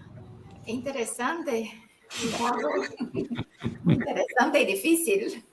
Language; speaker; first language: Spanish; non-native, fluent; Portuguese